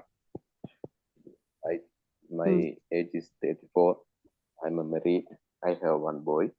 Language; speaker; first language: English; non-native, learner; Tamil